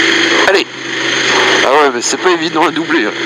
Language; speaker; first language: French; native; French